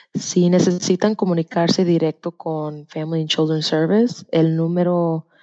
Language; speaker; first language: Spanish; early bilingual, heritage; Spanish